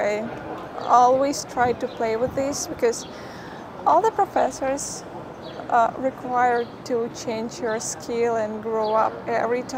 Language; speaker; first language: English; non-native, fluent; Ukrainian